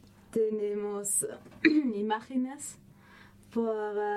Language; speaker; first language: Spanish; non-native, learner; German